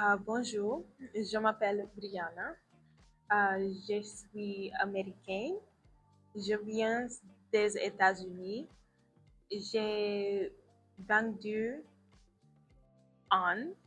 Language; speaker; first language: French; non-native, learner; English